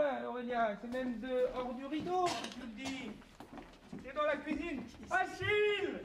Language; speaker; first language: French; native; French